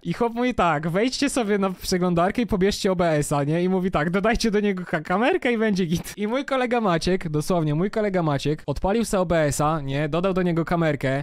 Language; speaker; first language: Polish; native; Polish